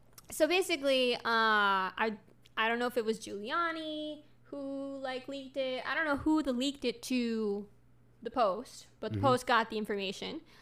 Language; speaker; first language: English; early bilingual, other home language; Spanish